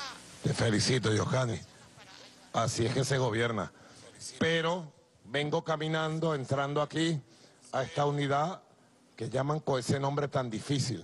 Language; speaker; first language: Spanish; native; Spanish